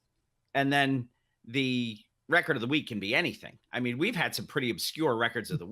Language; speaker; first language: English; native; English